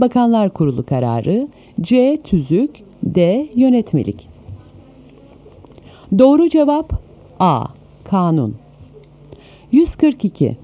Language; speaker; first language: Turkish; native; Turkish